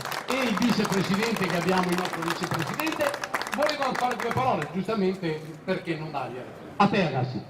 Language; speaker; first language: Italian; native; Italian